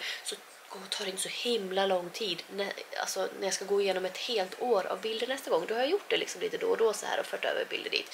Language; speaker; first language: Swedish; native; Swedish